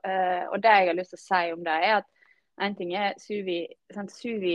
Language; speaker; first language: Norwegian; native; Norwegian